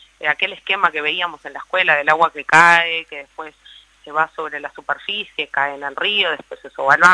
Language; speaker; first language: Spanish; native; Spanish